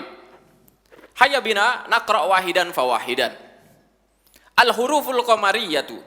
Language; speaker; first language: Arabic; non-native, fluent; Indonesian